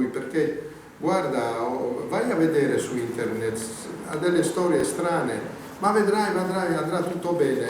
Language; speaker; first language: Italian; native; Italian